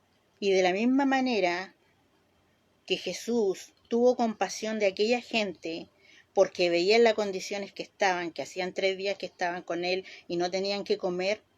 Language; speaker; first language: Spanish; native; Spanish